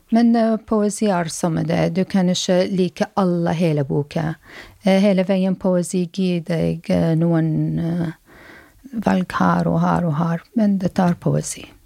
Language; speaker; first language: Norwegian; non-native, learner; Arabic